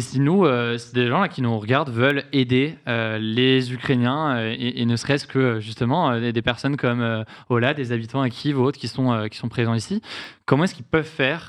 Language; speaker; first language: French; native; French